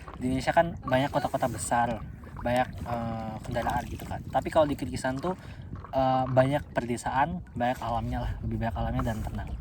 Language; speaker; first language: Indonesian; native; Indonesian